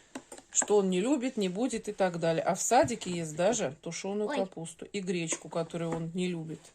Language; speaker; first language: Russian; native; Russian